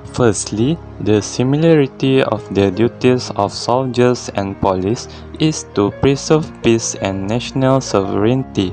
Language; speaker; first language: English; non-native, learner; Malay